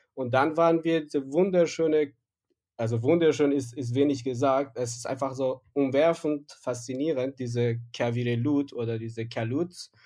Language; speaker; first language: German; non-native, fluent; Persian